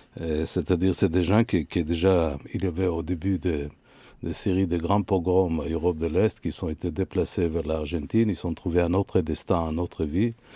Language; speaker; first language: French; non-native, fluent; Hebrew